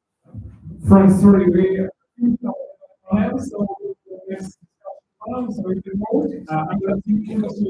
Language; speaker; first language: English; non-native, learner; Russian